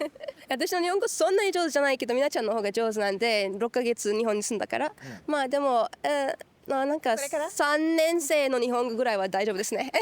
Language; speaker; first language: Japanese; non-native, learner; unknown